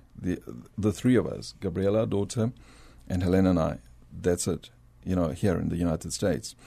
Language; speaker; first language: English; early bilingual, other home language; Spanish